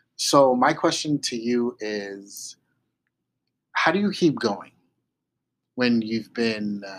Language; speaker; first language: English; native; English